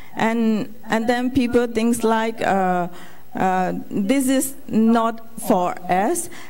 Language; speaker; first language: English; non-native, fluent; Burmese